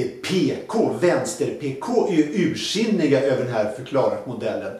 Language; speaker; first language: Swedish; native; Swedish